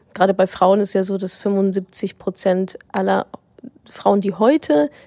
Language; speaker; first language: German; native; German